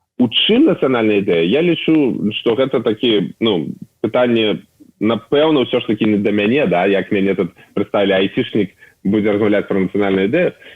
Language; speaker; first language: Belarusian; non-native, local second language; Russian